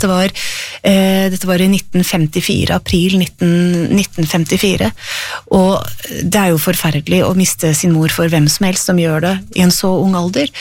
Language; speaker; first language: Norwegian; native; Norwegian